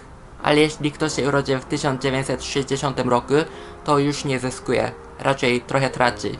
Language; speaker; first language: Polish; non-native, fluent; Japanese